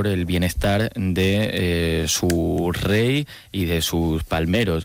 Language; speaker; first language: Spanish; native; Spanish